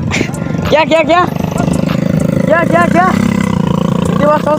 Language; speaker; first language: Hindi; non-native, learner; Bangla